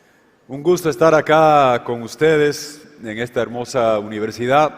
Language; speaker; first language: Spanish; native; Spanish